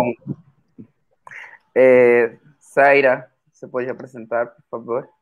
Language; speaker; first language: Portuguese; non-native, fluent; Spanish